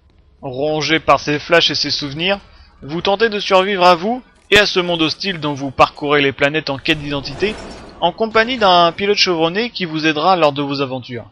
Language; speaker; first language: French; native; French